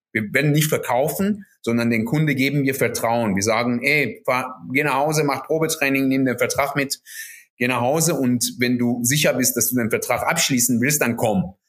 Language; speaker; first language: German; non-native, fluent; Persian